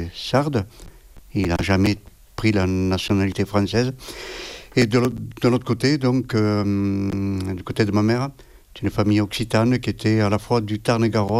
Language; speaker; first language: French; native; French